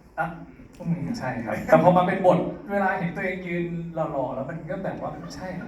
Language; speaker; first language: Thai; native; Thai